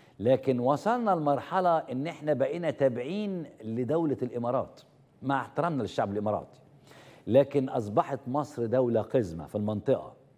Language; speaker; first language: Arabic; native; Arabic